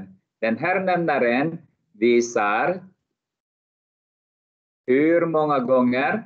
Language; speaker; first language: Swedish; non-native, learner; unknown